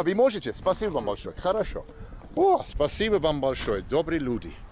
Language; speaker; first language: Russian; non-native, learner; English